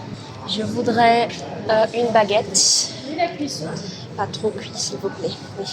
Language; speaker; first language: French; non-native, learner; Spanish